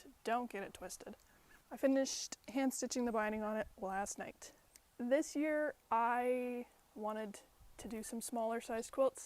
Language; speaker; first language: English; native; English